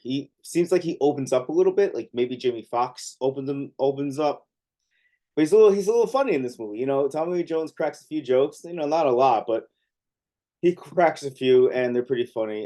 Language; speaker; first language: English; native; English